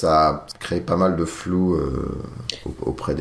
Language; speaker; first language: French; native; French